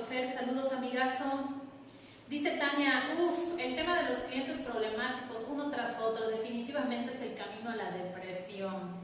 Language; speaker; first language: Spanish; native; Spanish